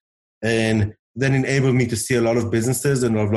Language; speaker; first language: English; early bilingual, other home language; Hebrew